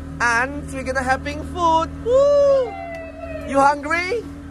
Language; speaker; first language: English; non-native, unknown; Indonesian